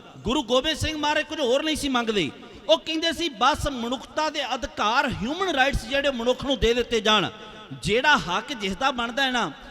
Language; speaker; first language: Punjabi; native; Punjabi